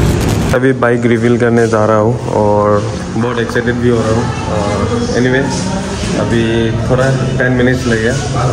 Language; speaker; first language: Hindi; non-native, local second language; Assamese